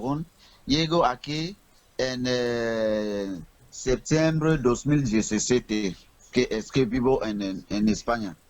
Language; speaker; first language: Spanish; non-native, learner; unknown